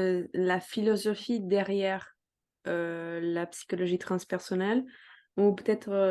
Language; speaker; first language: French; non-native, fluent; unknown